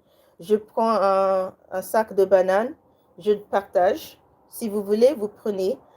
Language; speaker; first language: French; non-native, learner; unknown